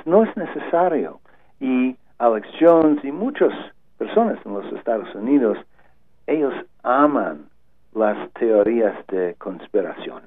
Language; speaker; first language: Spanish; non-native, learner; English